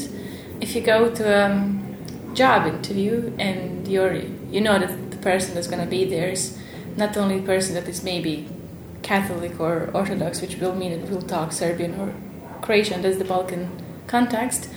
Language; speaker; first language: English; non-native, fluent; Bosnian